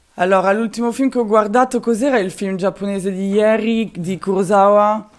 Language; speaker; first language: Italian; non-native, fluent; French